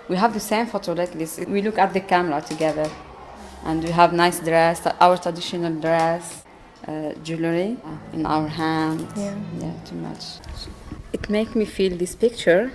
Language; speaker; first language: English; non-native, learner; Arabic